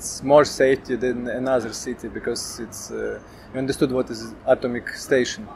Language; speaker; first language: English; non-native, learner; Ukrainian